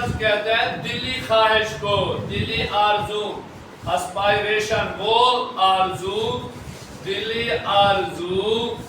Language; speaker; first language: Urdu; non-native, local second language; Punjabi